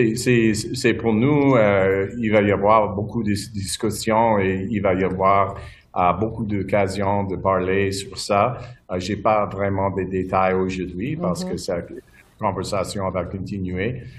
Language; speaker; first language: French; non-native, local second language; English